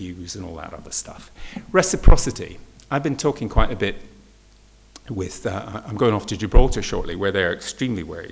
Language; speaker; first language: English; native; English